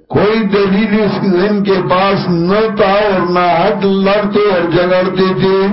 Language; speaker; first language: Urdu; non-native, local second language; Pashto